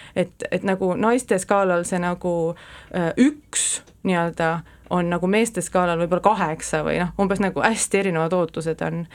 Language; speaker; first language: Estonian; native; Estonian